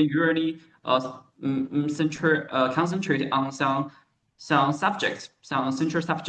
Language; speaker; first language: English; non-native, learner; Chinese